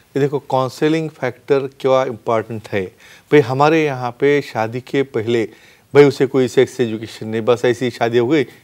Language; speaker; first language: Hindi; non-native, local second language; Marathi